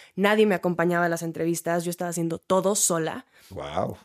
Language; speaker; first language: Spanish; native; Spanish